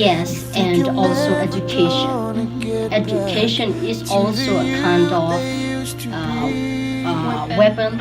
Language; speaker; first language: English; non-native, learner; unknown